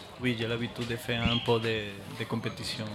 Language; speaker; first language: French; non-native, learner; Spanish